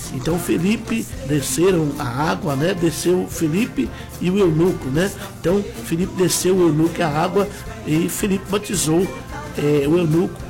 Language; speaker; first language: Portuguese; native; Portuguese